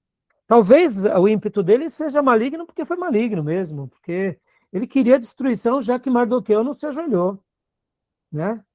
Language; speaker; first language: Portuguese; native; Portuguese